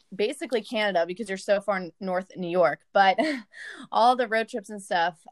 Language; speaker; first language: English; native; English